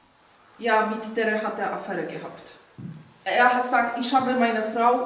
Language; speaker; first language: German; non-native, fluent; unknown